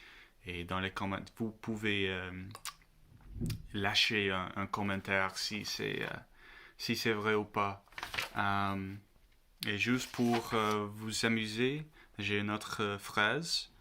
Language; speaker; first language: French; non-native, learner; English